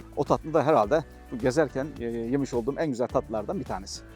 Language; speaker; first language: Turkish; native; Turkish